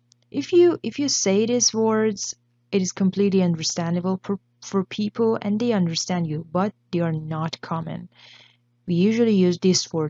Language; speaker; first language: English; non-native, fluent; Persian